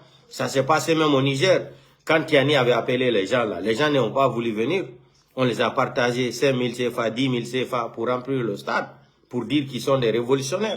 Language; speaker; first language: French; non-native, local second language; Fula